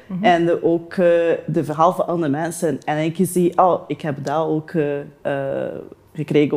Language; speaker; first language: Dutch; non-native, learner; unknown